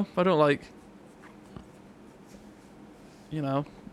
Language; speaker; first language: English; native; English